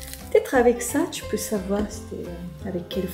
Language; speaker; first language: French; non-native, learner; Japanese